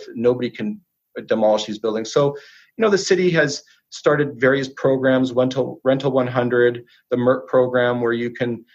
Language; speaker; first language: English; native; English